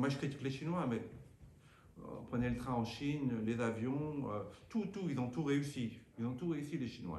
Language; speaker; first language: French; native; French